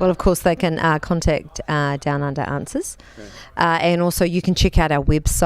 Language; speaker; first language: English; native; English